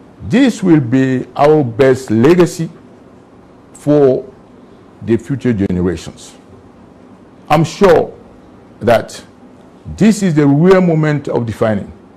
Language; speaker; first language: English; non-native, local second language; French